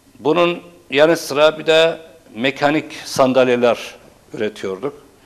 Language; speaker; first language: Turkish; non-native, local second language; Turoyo